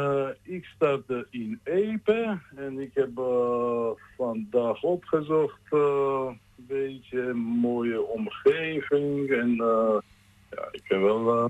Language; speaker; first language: Dutch; non-native, learner; Georgian